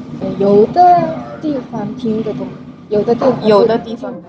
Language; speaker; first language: Chinese; non-native, learner; Mongolian